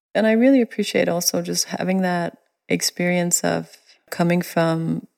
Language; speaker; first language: English; non-native, fluent; Danish